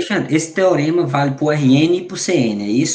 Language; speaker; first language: Portuguese; native; Portuguese